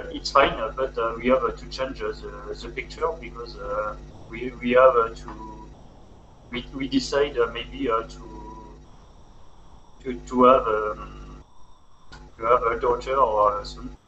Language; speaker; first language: English; non-native, learner; French